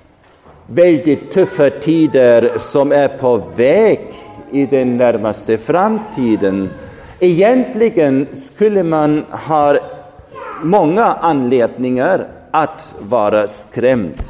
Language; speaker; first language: Swedish; non-native, fluent; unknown